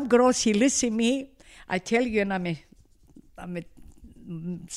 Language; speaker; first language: English; non-native, learner; Greek